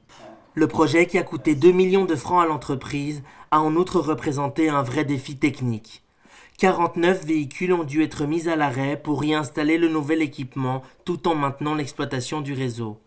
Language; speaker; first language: French; native; French